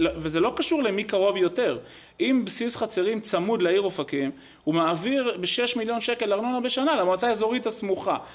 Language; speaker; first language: Hebrew; native; Hebrew